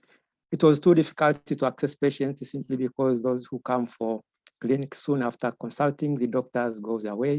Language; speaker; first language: English; non-native, local second language; Swahili